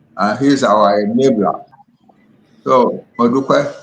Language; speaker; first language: English; non-native, local second language; Yoruba